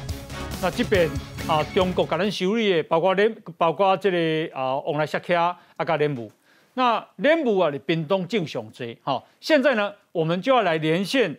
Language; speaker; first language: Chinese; native; Chinese